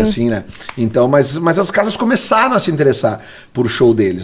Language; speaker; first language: Portuguese; native; Portuguese